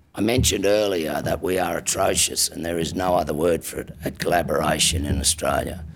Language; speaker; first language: English; native; English